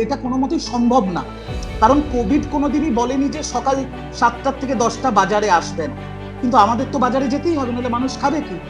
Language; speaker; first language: Bangla; native; Bangla